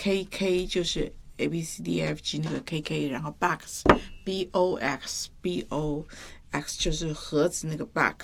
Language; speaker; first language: Chinese; native; Chinese